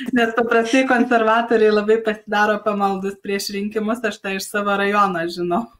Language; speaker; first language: Lithuanian; native; Lithuanian